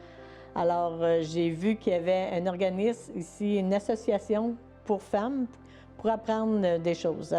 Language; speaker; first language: French; native; French